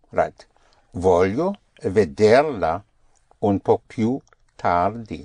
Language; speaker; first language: Italian; non-native, fluent; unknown